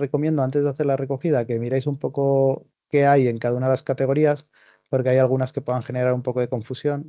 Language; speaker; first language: Spanish; native; Spanish